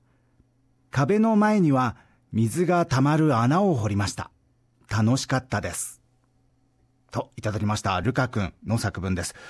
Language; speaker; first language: Japanese; native; Japanese